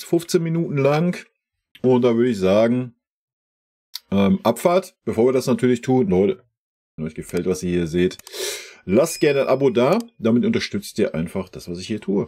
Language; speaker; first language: German; native; German